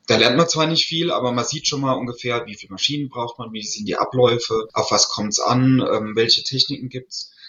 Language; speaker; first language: German; native; German